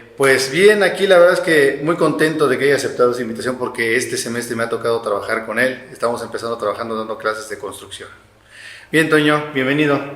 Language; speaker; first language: Spanish; native; Spanish